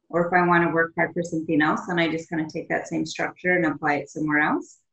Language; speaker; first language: English; native; English